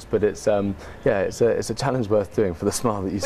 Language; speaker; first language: English; native; English